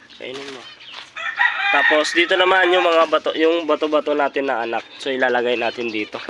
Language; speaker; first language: Filipino; non-native, local second language; Iloko